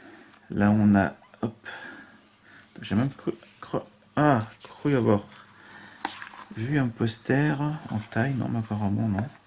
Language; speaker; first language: French; native; French